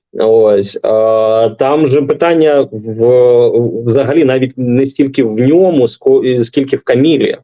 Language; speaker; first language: Ukrainian; non-native, local second language; Russian